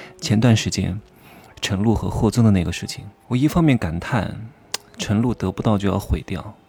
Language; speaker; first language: Chinese; native; Chinese